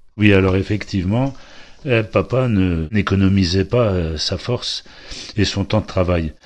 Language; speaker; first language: French; early bilingual, other home language; Polish